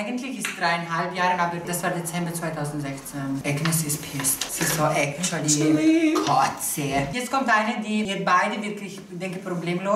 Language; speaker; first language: German; non-native, local second language; Italian